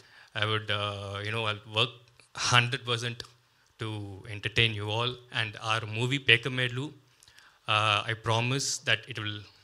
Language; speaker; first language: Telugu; non-native, learner; Tamil